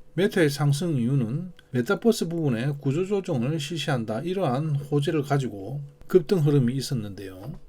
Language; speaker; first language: Korean; native; Korean